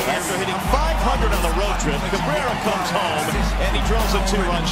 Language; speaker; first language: English; native; English